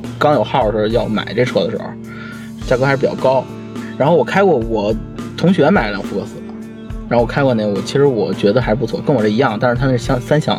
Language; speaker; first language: Chinese; native; Chinese